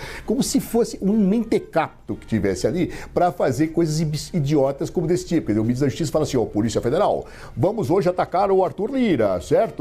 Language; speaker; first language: Portuguese; native; Portuguese